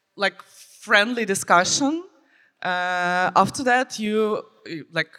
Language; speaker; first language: English; non-native, fluent; Ukrainian